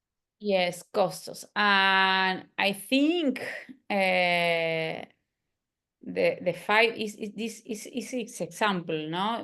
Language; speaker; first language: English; non-native, learner; Spanish